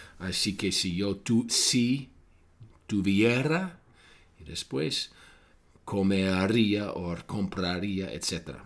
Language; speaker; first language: Spanish; non-native, fluent; English